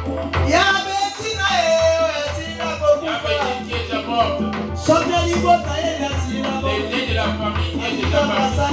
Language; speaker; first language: French; non-native, local second language; Lingala